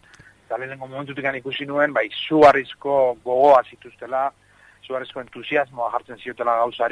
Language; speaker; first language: Basque; native; Basque